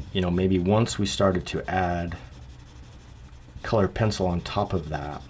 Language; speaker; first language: English; native; English